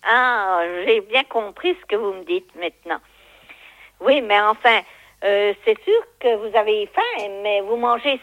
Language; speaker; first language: French; native; French